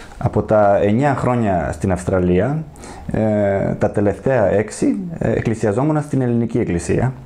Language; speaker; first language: Greek; non-native, fluent; Serbian